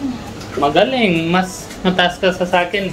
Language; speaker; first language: Filipino; non-native, learner; Punjabi